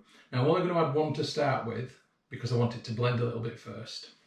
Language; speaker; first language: English; native; English